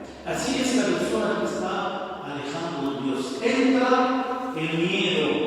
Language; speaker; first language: Spanish; non-native, fluent; Arabic